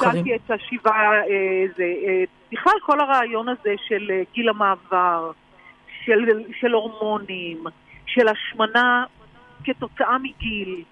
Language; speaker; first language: Hebrew; native; Hebrew